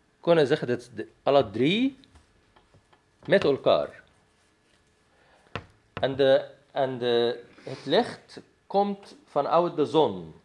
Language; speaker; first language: Dutch; non-native, fluent; Arabic